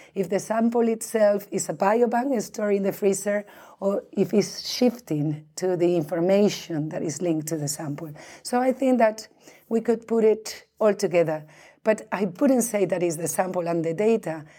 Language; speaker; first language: English; non-native, fluent; Spanish